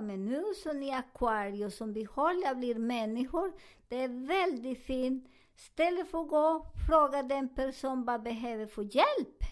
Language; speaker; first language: Swedish; non-native, learner; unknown